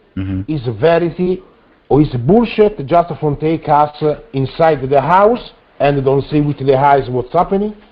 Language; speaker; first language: English; non-native, learner; Italian